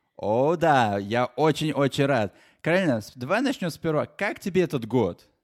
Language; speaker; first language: Russian; native; Russian